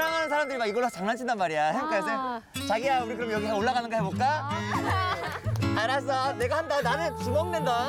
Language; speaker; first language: Korean; native; Korean